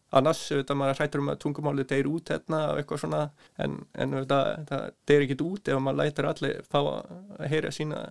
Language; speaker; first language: Icelandic; non-native, fluent; Danish